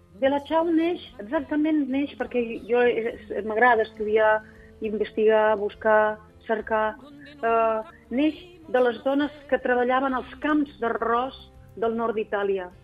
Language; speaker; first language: Catalan; native; Catalan